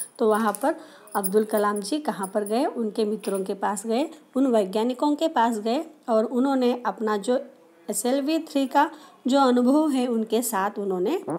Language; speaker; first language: Hindi; non-native, local second language; Marathi